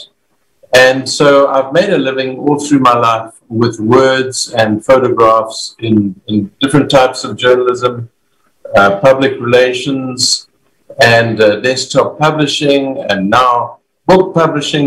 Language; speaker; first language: English; native; English